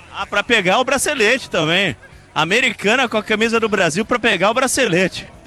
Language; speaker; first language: Portuguese; native; Portuguese